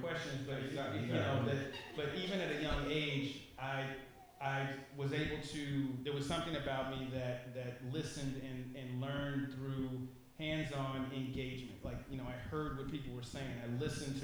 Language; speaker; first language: English; native; English